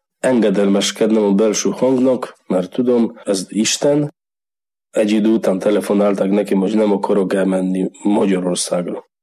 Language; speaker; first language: Hungarian; non-native, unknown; Polish